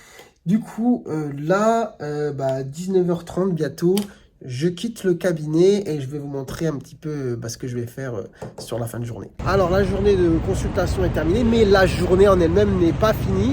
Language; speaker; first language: French; native; French